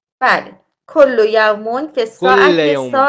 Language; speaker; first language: Arabic; non-native, learner; Persian